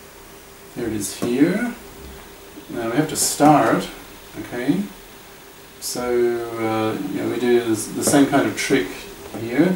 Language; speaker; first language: English; native; English